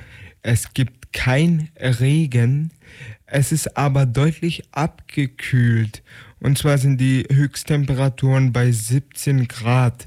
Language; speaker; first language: German; native; German